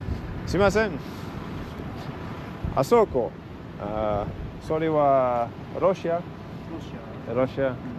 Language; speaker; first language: Japanese; non-native, learner; English